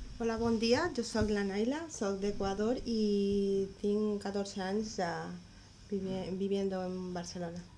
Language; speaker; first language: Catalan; non-native, learner; Spanish